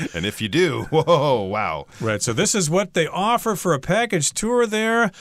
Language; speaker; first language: English; native; English